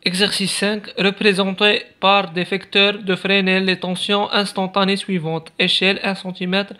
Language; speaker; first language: French; non-native, local second language; Arabic